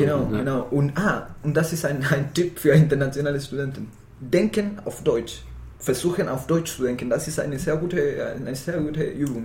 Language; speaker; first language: German; non-native, fluent; Spanish